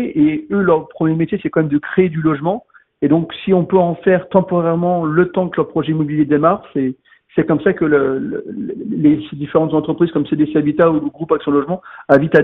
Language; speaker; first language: French; native; French